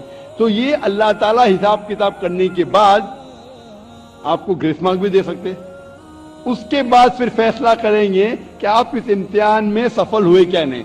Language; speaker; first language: Hindi; non-native, local second language; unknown